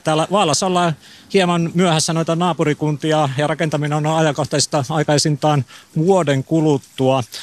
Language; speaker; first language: Finnish; native; Finnish